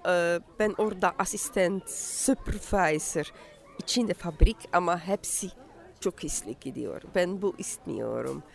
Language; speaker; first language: Turkish; non-native, learner; Dutch